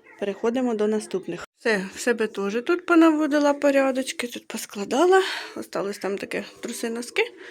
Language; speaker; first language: Ukrainian; non-native, local second language; Russian